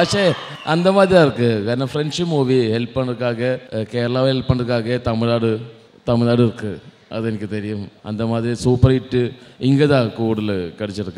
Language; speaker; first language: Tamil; non-native, learner; Malayalam